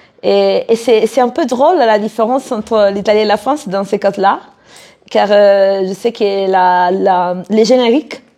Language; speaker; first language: French; non-native, fluent; Italian